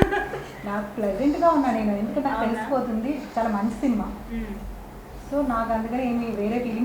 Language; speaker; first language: Telugu; native; Telugu